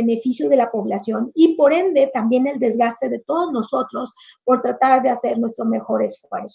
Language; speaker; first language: Spanish; native; Spanish